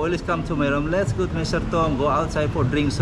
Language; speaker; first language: English; non-native, learner; Indonesian